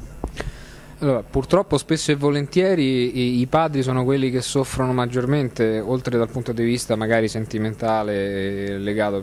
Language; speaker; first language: Italian; native; Italian